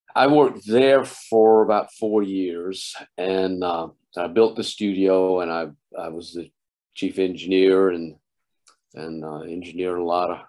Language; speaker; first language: English; native; English